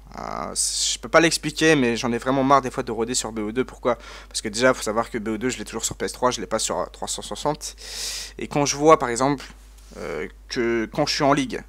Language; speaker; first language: French; native; French